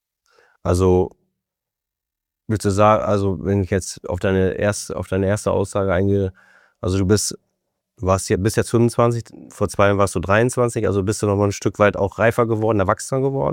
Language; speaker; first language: German; native; German